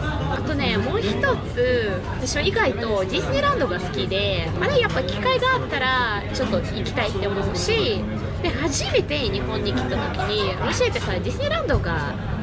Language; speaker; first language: Japanese; non-native, fluent; Russian